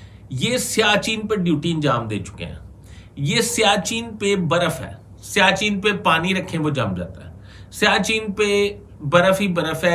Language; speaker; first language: Urdu; native; Urdu